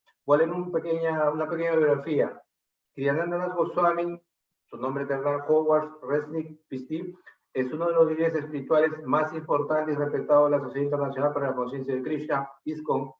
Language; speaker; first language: Spanish; native; Spanish